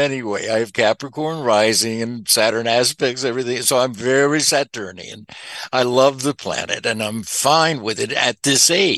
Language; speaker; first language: English; native; English